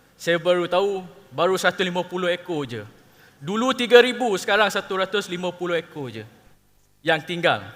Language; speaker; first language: Malay; non-native, local second language; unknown